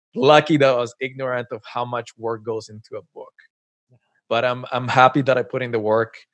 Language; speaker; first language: English; non-native, fluent; Spanish